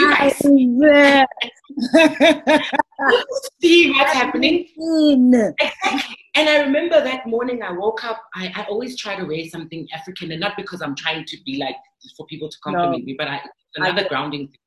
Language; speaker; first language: English; non-native, local second language; Zulu